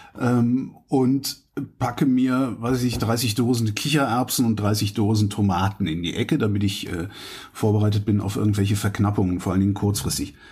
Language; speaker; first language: German; native; German